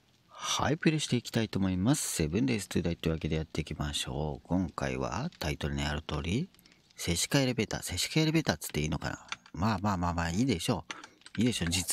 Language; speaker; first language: Japanese; native; Japanese